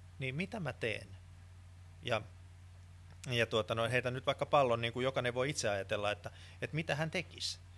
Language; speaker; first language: Finnish; non-native, local second language; Swedish